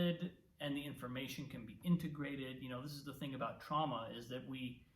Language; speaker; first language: English; native; English